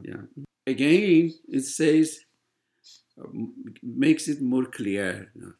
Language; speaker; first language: English; non-native, fluent; Persian